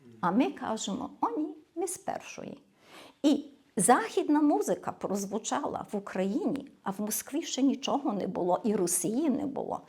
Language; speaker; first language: Ukrainian; early bilingual, heritage; Ukrainian